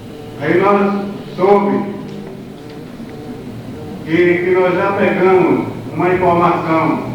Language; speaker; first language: Portuguese; non-native, local second language; Kayapó